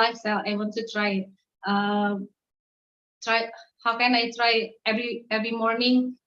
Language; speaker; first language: English; non-native, learner; Indonesian